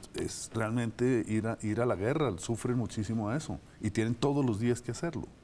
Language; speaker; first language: Spanish; native; Spanish